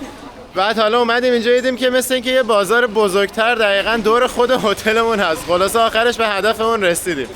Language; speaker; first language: Persian; native; Persian